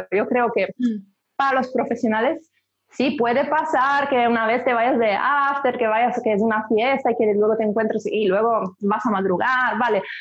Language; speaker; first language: Spanish; non-native, fluent; Italian